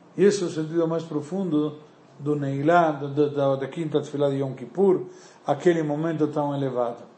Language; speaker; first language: Portuguese; non-native, fluent; Spanish